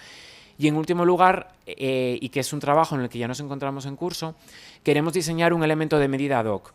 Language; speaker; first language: Spanish; native; Spanish